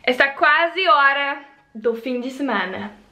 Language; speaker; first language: Portuguese; non-native, learner; Dutch